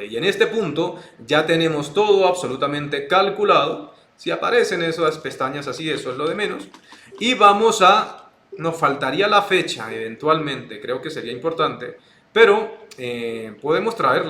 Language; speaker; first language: Spanish; native; Spanish